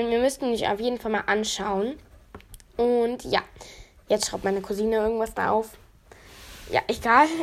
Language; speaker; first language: German; native; German